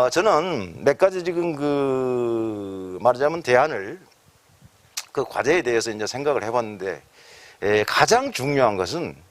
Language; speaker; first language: Korean; native; Korean